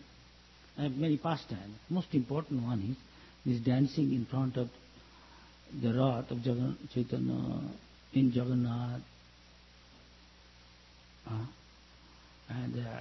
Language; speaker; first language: English; non-native, local second language; Bangla